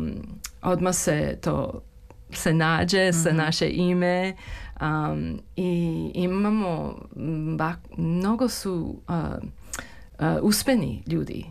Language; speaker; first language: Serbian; early bilingual, heritage; Serbian